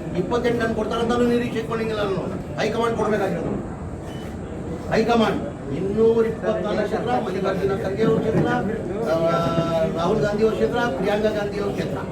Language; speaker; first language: Kannada; non-native, local second language; Urdu